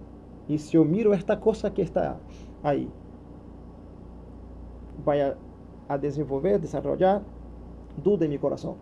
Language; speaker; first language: Spanish; non-native, learner; Portuguese